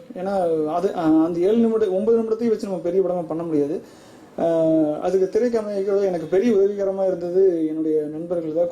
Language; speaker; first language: Tamil; native; Tamil